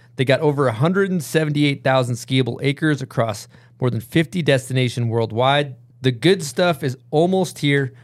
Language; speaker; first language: English; native; English